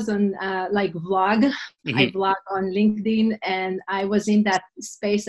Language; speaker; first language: English; non-native, fluent; Hebrew